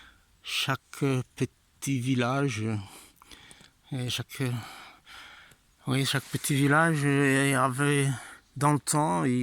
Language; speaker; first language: French; non-native, fluent; Italian